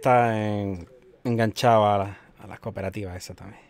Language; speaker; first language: Spanish; native; Spanish